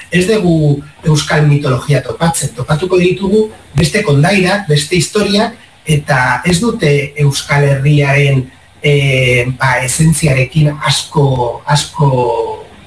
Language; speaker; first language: Basque; non-native, local second language; Spanish